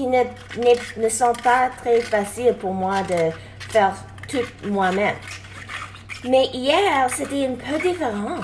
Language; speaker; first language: French; non-native, learner; English